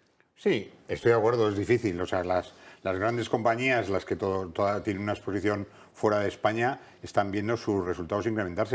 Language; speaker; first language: Spanish; native; Spanish